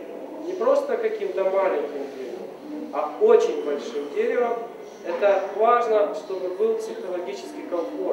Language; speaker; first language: Russian; native; Russian